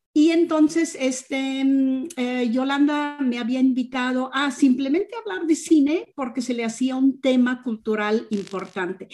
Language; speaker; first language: Spanish; non-native, fluent; German